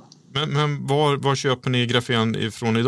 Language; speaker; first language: Swedish; native; Swedish